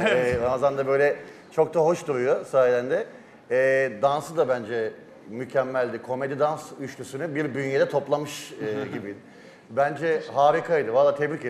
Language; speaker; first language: Turkish; native; Turkish